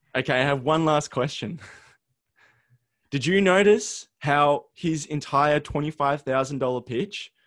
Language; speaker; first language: English; early bilingual, other home language; Ukrainian